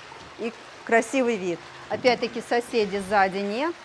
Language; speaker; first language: Russian; native; Russian